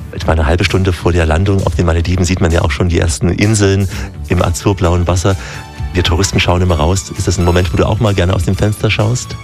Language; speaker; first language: German; native; German